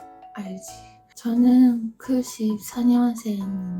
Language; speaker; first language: Korean; non-native, fluent; Japanese